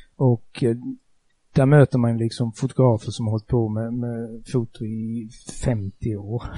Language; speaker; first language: Swedish; native; Swedish